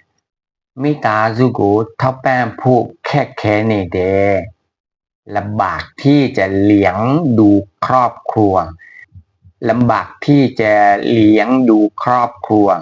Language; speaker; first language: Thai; non-native, fluent; Burmese